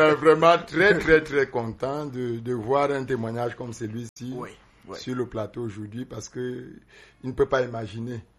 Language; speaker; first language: French; non-native, local second language; Basaa